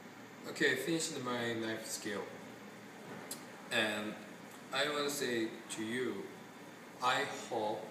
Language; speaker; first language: English; non-native, learner; Korean